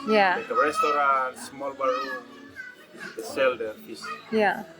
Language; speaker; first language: English; non-native, learner; Indonesian